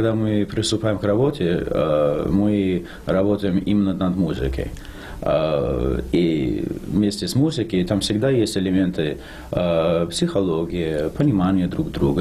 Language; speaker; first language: Russian; non-native, fluent; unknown